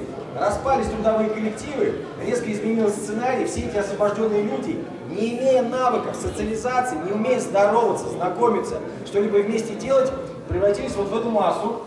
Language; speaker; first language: Russian; native; Russian